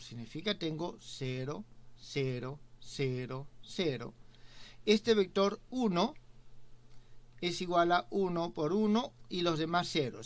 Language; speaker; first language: Spanish; native; Spanish